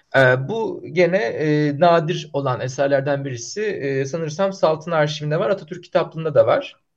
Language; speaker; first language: Turkish; native; Turkish